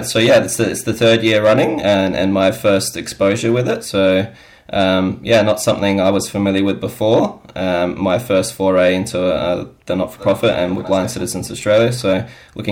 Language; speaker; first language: English; native; English